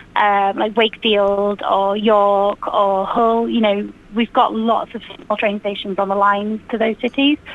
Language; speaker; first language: English; native; English